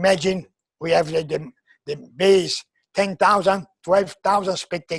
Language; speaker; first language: English; non-native, learner; Italian